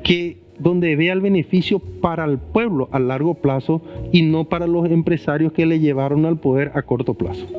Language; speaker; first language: Spanish; native; Spanish